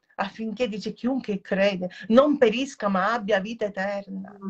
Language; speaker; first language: Italian; native; Italian